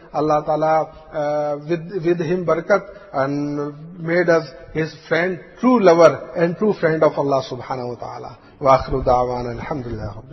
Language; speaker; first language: English; non-native, local second language; Urdu